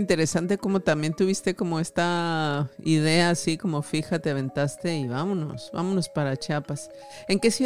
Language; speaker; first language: Spanish; native; Spanish